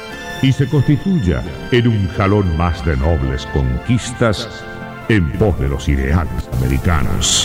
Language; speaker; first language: Spanish; native; Spanish